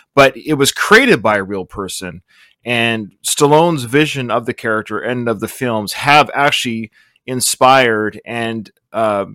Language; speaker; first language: English; native; English